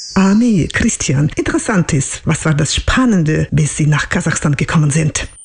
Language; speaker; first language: German; non-native, fluent; Kazakh